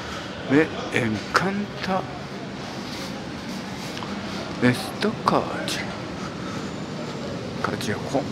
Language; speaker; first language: Spanish; non-native, learner; Japanese